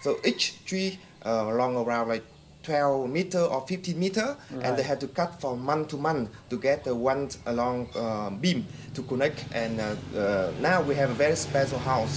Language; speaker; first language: English; non-native, fluent; Vietnamese